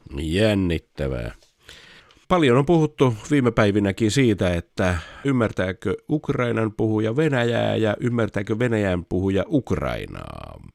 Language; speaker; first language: Finnish; native; Finnish